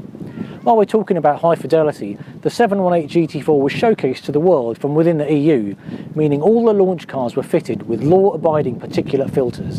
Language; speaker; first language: English; native; English